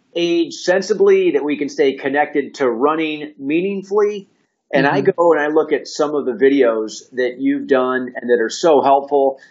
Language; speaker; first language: English; native; English